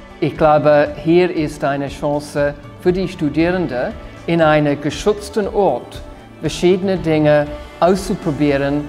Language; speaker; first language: German; non-native, fluent; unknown